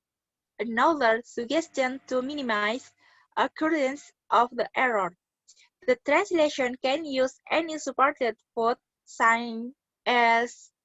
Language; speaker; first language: English; non-native, learner; Indonesian